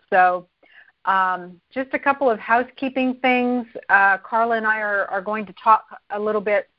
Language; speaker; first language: English; native; English